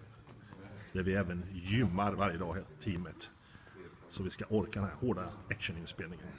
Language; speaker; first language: Swedish; native; Swedish